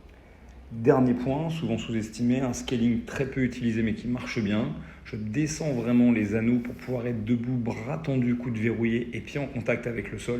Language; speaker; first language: French; native; French